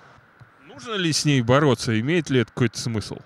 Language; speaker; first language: Russian; native; Russian